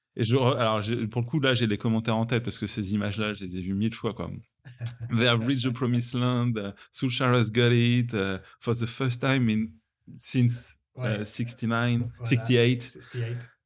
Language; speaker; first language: French; native; French